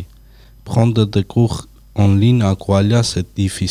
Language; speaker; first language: French; non-native, learner; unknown